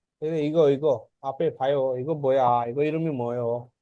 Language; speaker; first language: Korean; non-native, learner; Bangla